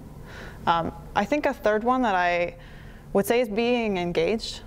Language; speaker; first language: English; native; English